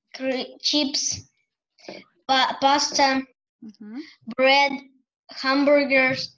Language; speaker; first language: English; non-native, learner; Russian